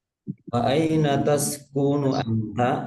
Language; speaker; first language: Arabic; non-native, learner; Indonesian